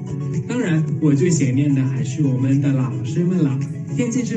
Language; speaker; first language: Chinese; non-native, fluent; Thai